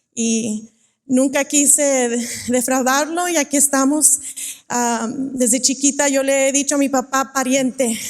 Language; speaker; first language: Spanish; early bilingual, other home language; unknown